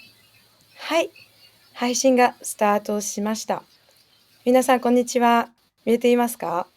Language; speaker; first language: Japanese; non-native, fluent; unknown